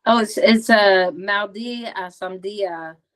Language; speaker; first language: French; non-native, learner; English